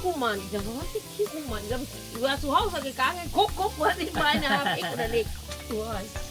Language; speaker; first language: German; non-native, learner; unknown